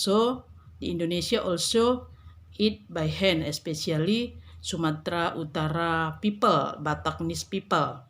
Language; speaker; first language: English; non-native, learner; Indonesian